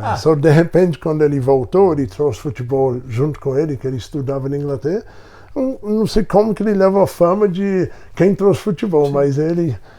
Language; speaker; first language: Portuguese; non-native, fluent; English